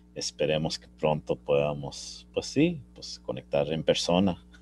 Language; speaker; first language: Spanish; early bilingual, heritage; Spanish